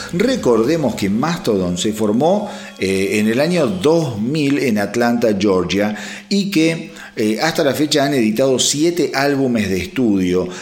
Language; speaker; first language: Spanish; native; Spanish